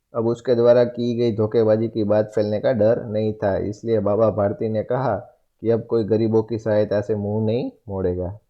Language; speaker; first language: Hindi; non-native, local second language; Gujarati